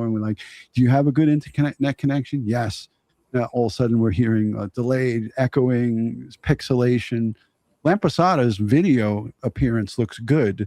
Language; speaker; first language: English; native; English